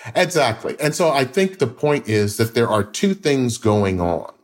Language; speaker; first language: English; native; English